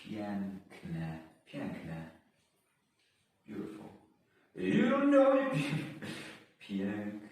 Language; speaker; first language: Polish; non-native, learner; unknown